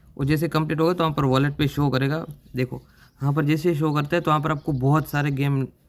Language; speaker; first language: Hindi; native; Hindi